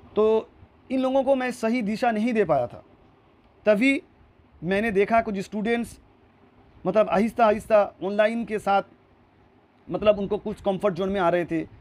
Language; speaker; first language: Hindi; non-native, local second language; Urdu